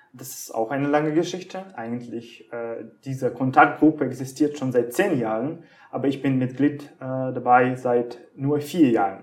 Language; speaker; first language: German; non-native, fluent; Russian